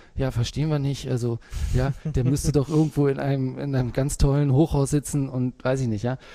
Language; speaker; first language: German; native; German